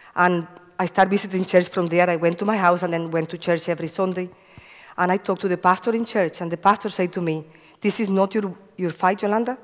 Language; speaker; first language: English; non-native, fluent; Spanish